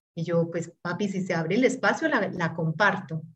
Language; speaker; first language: Spanish; native; Spanish